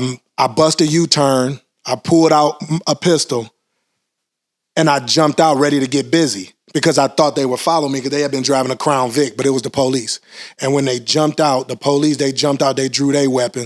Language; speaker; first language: English; native; English